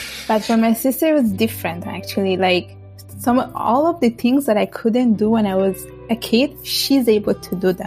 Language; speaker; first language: English; non-native, fluent; Bangla